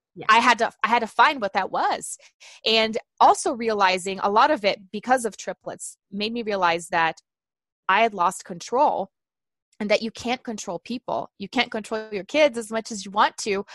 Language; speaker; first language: English; non-native, fluent; Portuguese